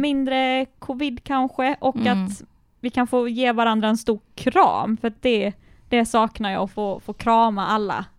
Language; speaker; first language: Swedish; native; Swedish